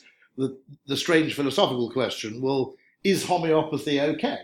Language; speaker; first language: English; native; English